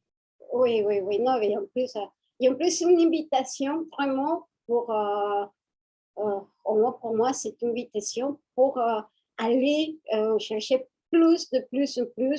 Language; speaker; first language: French; non-native, fluent; Spanish